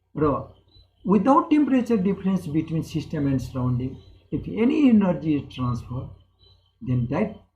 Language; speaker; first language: English; non-native, local second language; Nepali